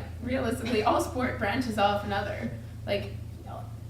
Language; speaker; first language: English; native; English